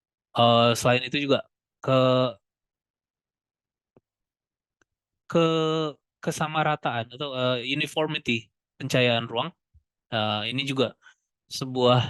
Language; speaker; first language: Indonesian; native; Indonesian